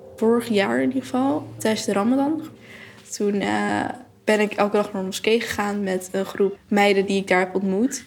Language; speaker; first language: Dutch; native; Dutch